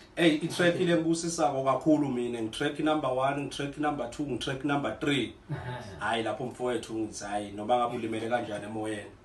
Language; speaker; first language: Zulu; non-native, local second language; Swati